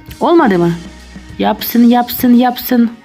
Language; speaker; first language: Turkish; non-native, learner; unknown